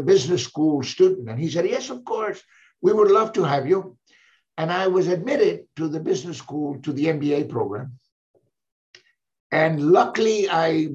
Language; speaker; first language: English; non-native, fluent; Spanish